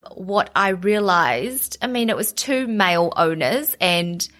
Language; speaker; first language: English; native; English